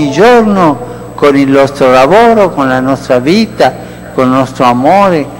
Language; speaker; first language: Italian; early bilingual, heritage; Spanish